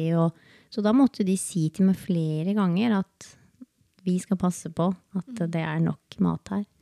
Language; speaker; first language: Norwegian; early bilingual, other home language; Spanish